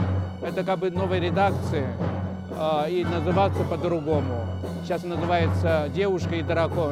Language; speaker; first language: Russian; non-native, learner; Chinese